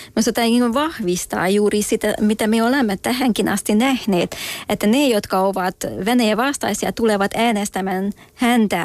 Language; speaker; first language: Finnish; non-native, fluent; Hungarian